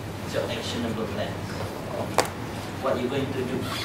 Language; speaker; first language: English; non-native, local second language; Malay